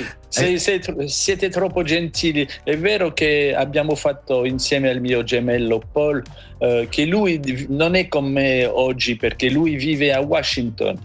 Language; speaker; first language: Italian; non-native, fluent; French